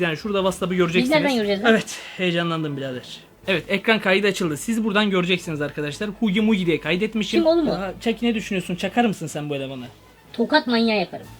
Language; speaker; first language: Turkish; native; Turkish